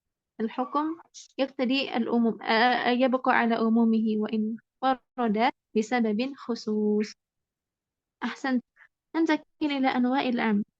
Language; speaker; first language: Arabic; non-native, fluent; Indonesian